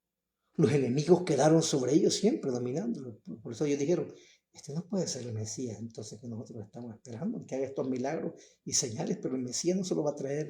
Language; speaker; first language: Spanish; native; Spanish